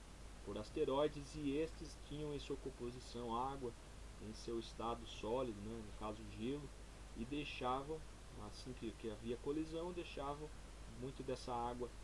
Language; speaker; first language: Portuguese; native; Portuguese